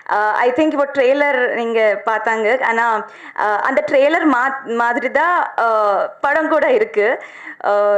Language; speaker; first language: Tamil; non-native, learner; Telugu